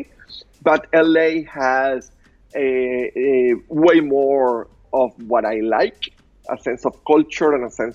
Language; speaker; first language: English; non-native, fluent; Spanish